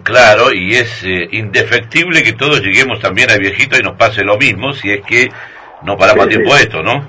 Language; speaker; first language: Spanish; native; Spanish